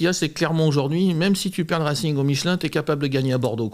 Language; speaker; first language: French; native; French